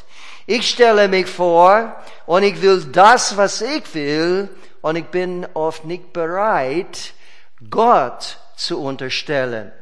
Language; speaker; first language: German; non-native, fluent; English